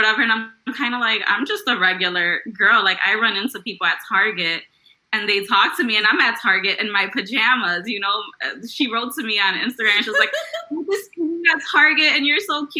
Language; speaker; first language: English; native; English